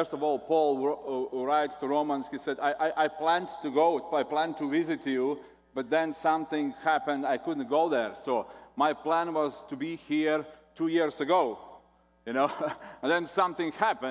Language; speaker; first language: English; non-native, fluent; Latvian